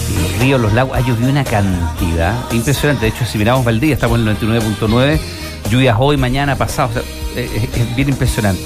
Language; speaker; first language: Spanish; native; Spanish